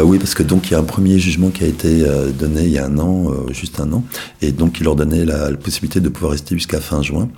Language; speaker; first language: French; native; French